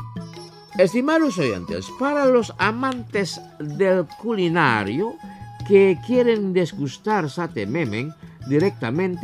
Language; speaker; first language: Spanish; non-native, fluent; Indonesian